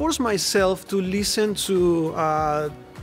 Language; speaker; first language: English; non-native, fluent; Spanish